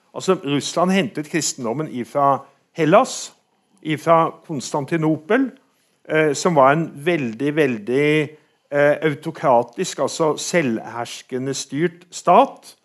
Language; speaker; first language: Norwegian; native; Norwegian